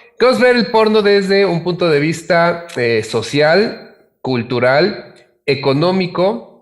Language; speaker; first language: Spanish; native; Spanish